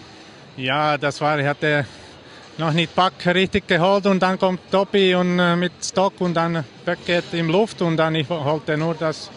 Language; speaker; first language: German; non-native, learner; Finnish